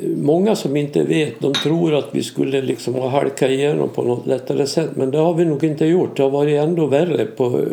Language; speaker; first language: Swedish; native; Swedish